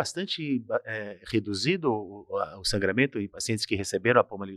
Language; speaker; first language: Portuguese; native; Portuguese